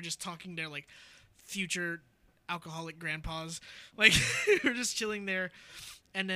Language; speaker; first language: English; native; English